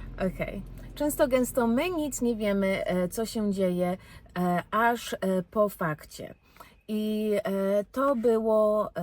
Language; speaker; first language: Polish; early bilingual, heritage; Polish